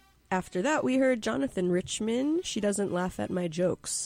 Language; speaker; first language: English; native; English